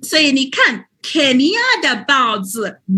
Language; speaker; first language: Chinese; non-native, fluent; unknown